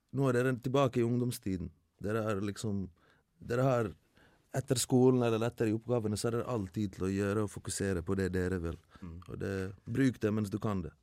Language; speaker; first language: Norwegian; early bilingual, other home language; Bosnian